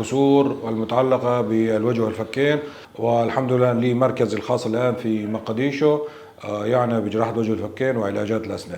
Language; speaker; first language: Arabic; native; Arabic